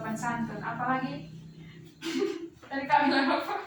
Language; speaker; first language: Indonesian; native; Indonesian